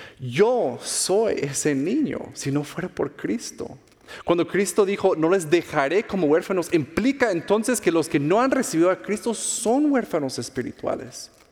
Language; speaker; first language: Spanish; non-native, fluent; English